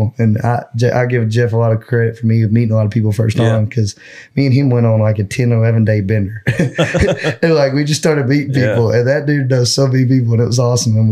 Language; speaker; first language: English; native; English